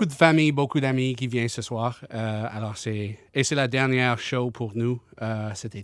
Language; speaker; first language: French; non-native, learner; English